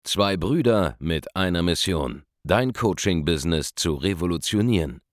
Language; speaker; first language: German; native; German